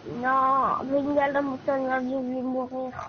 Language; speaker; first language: French; native; French